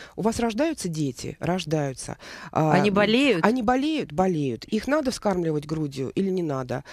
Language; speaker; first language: Russian; native; Russian